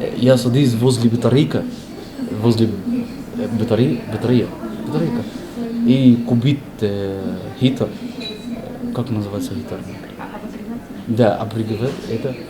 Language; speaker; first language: Russian; non-native, learner; Arabic